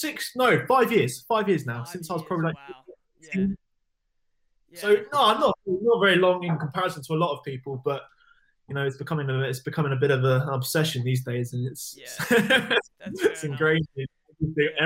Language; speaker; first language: English; native; English